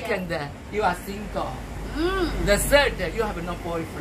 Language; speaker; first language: English; non-native, fluent; Chinese